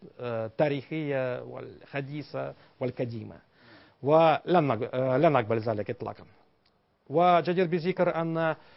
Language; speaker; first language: Arabic; non-native, fluent; Russian